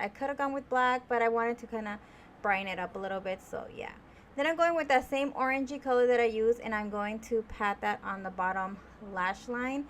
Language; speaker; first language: English; native; English